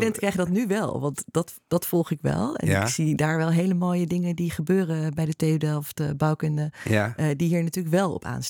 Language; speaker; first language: Dutch; native; Dutch